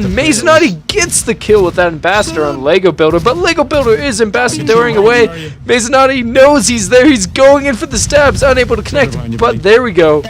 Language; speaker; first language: English; native; English